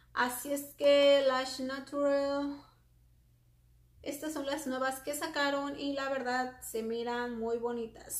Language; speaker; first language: Spanish; native; Spanish